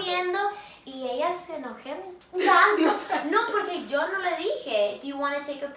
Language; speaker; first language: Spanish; early bilingual, heritage; English